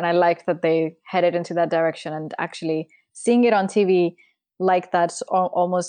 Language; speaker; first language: English; non-native, local second language; Urdu